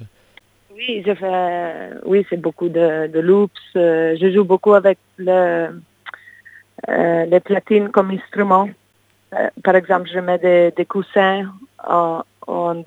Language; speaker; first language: French; non-native, fluent; English